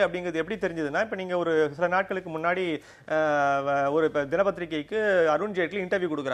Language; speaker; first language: Tamil; native; Tamil